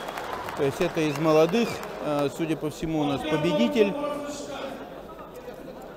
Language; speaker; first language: Russian; native; Russian